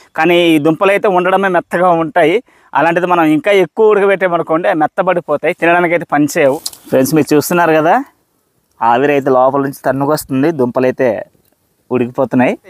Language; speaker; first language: Telugu; non-native, local second language; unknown